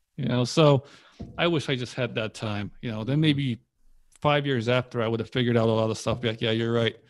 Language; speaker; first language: English; early bilingual, other home language; Polish